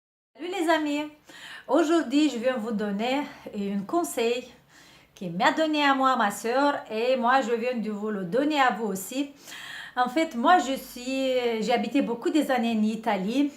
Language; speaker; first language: French; non-native, fluent; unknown